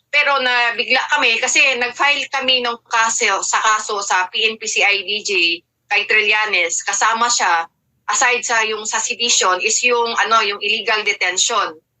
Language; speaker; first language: Filipino; native; Filipino